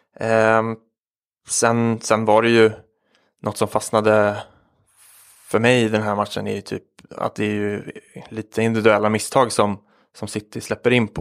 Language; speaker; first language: Swedish; native; Swedish